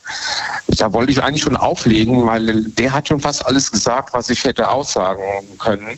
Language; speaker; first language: German; native; German